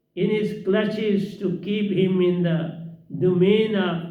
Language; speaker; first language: English; non-native, local second language; Hindi